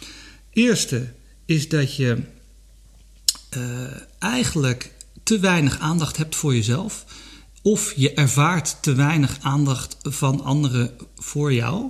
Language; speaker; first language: Dutch; native; Dutch